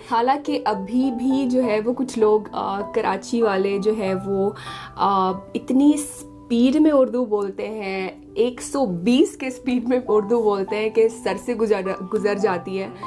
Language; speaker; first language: Hindi; non-native, fluent; Arabic